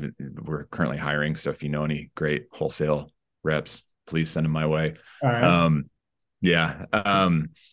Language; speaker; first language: English; native; English